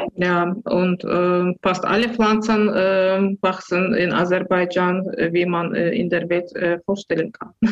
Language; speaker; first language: German; non-native, learner; Azerbaijani